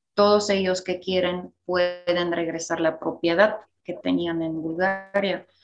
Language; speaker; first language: Spanish; non-native, fluent; Bulgarian